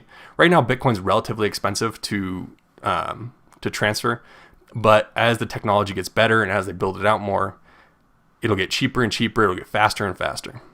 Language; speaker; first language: English; native; English